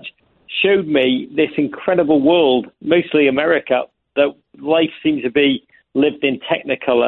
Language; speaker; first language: English; native; English